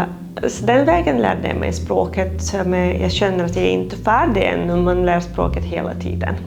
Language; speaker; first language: Swedish; non-native, fluent; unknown